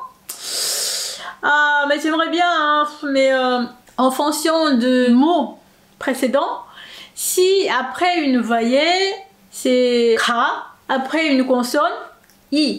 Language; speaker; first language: French; non-native, fluent; Korean